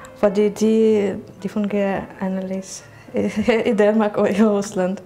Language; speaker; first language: Danish; non-native, learner; Russian